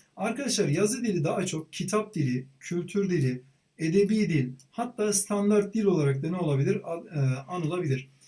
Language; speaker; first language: Turkish; native; Turkish